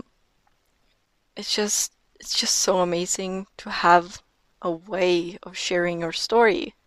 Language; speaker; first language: English; non-native, fluent; Norwegian